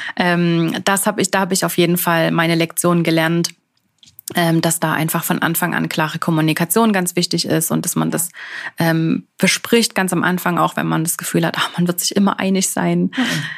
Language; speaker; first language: German; native; German